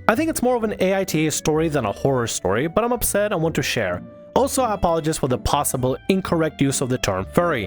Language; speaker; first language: English; native; English